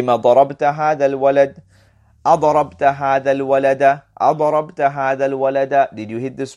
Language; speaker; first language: Arabic; non-native, fluent; English